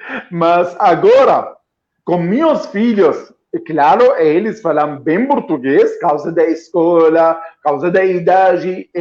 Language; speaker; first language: Portuguese; non-native, fluent; Arabic